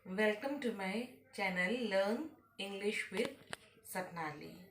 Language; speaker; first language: English; non-native, local second language; Assamese